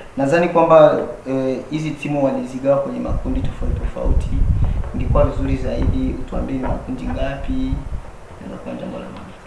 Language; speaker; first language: Swahili; native; Swahili